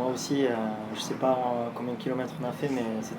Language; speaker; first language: French; native; French